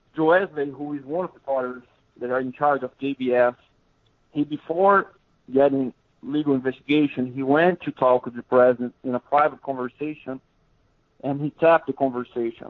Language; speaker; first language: English; non-native, fluent; Portuguese